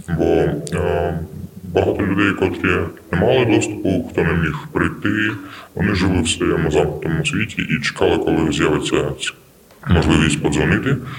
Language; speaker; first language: Ukrainian; non-native, local second language; Russian